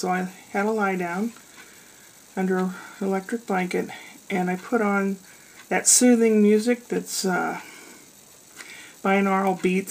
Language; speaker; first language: English; native; English